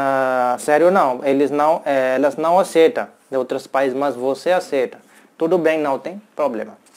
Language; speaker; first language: Portuguese; non-native, learner; Hindi